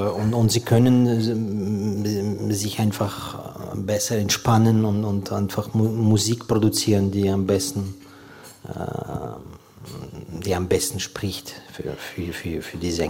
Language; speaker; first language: German; non-native, fluent; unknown